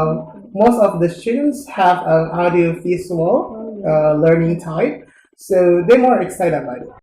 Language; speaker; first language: English; non-native, learner; Indonesian